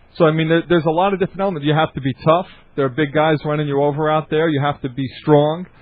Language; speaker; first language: English; native; English